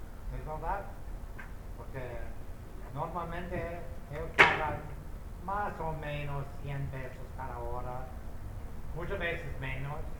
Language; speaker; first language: Spanish; non-native, fluent; English